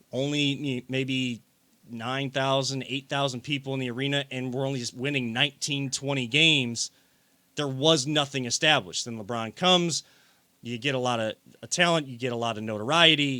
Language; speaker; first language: English; native; English